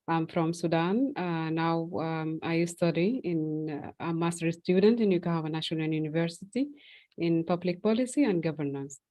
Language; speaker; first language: English; non-native, fluent; Arabic